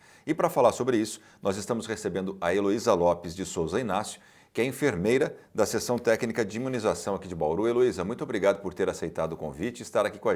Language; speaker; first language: Portuguese; native; Portuguese